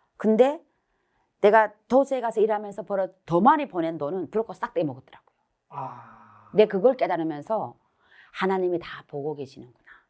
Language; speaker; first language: Korean; native; Korean